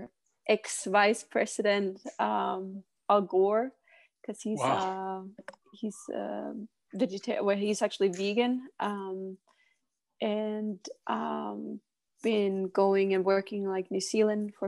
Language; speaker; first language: English; non-native, fluent; Swedish